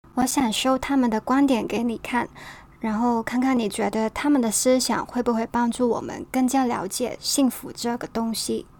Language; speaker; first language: Chinese; non-native, local second language; Cantonese